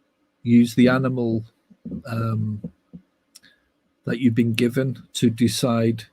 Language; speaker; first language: English; native; English